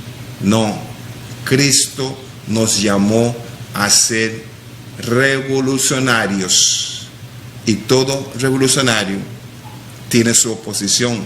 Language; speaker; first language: Spanish; non-native, local second language; English